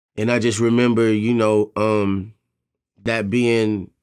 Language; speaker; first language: English; native; English